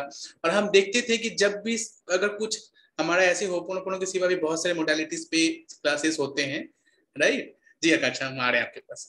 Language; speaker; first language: Hindi; native; Hindi